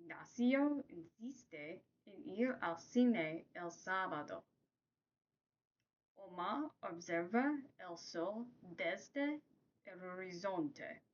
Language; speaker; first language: Spanish; non-native, learner; English